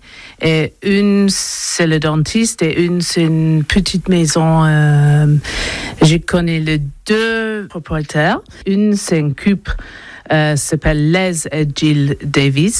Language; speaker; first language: French; non-native, learner; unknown